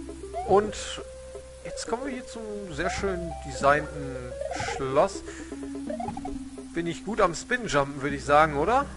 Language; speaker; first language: German; native; German